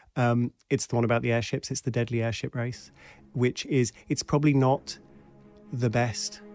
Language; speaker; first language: English; native; English